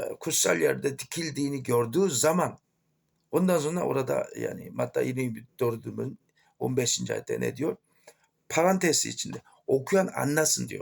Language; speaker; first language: Turkish; non-native, fluent; Korean